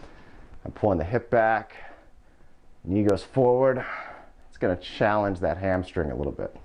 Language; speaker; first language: English; native; English